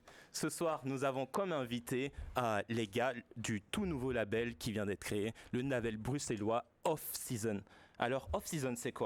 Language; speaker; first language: French; native; French